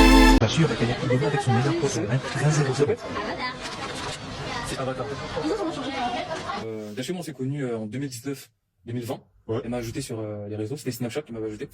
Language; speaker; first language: French; native; French